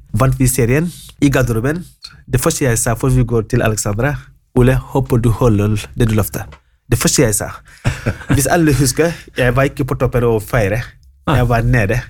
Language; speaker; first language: Norwegian; non-native, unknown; Wolof